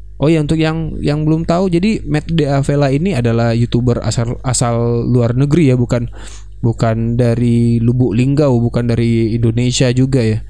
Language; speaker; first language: Indonesian; non-native, local second language; Minangkabau